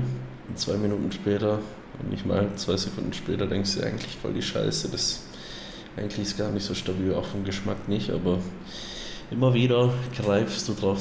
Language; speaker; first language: German; native; German